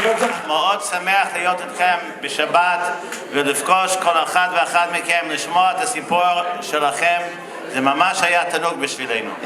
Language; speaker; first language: Hebrew; non-native, fluent; English